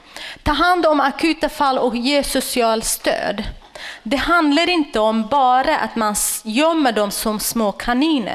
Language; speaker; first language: Swedish; non-native, fluent; Kurdish